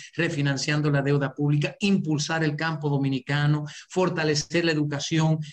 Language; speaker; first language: Spanish; early bilingual, heritage; Spanish